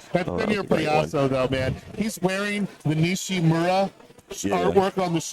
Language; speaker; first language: English; native; English